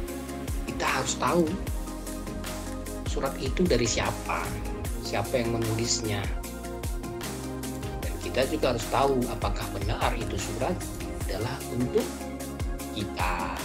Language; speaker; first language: Indonesian; native; Indonesian